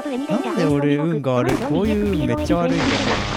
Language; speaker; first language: Japanese; native; Japanese